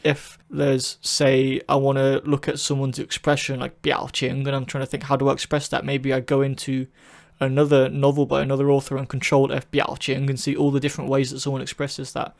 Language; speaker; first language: English; native; English